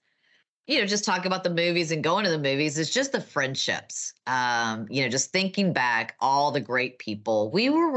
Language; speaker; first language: English; native; English